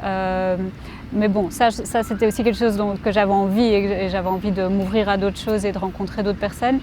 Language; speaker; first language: French; native; French